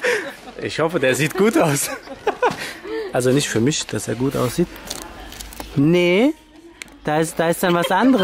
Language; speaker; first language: German; native; German